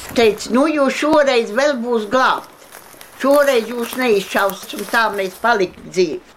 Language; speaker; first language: Latvian; non-native, local second language; Romany